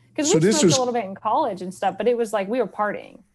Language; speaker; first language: English; native; English